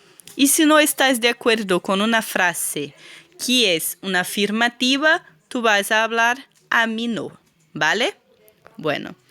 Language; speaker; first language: Spanish; non-native, fluent; Portuguese